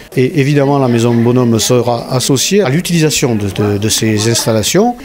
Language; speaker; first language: French; native; French